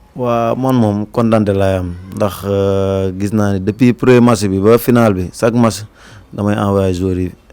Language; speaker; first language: Wolof; native; Wolof